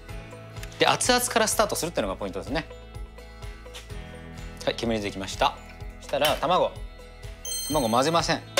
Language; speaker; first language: Japanese; native; Japanese